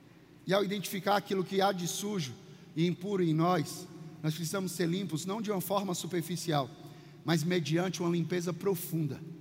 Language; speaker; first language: Portuguese; native; Portuguese